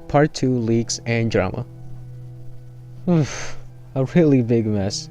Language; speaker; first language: English; native; English